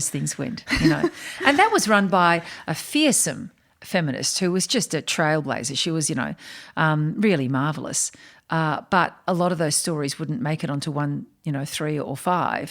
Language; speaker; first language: English; native; English